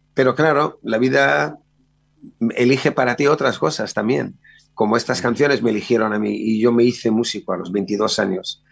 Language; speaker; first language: Spanish; early bilingual, other home language; Hebrew